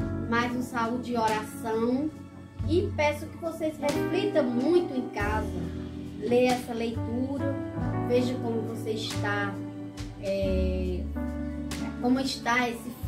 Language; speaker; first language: Portuguese; native; Portuguese